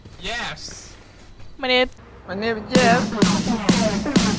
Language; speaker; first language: English; non-native, learner; Chinese